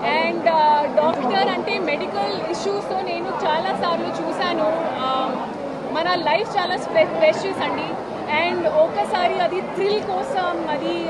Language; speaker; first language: Telugu; non-native, learner; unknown